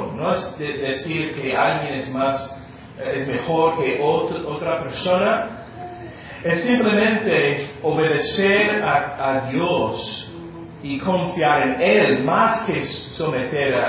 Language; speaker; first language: Spanish; non-native, fluent; English